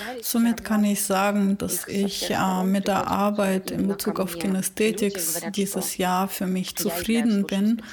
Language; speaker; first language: German; non-native, fluent; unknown